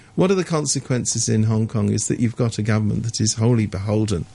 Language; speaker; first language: English; native; English